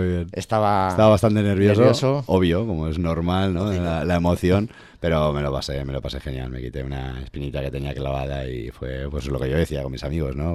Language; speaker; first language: Spanish; native; Spanish